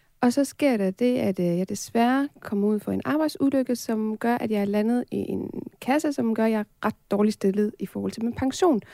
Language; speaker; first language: Danish; early bilingual, other home language; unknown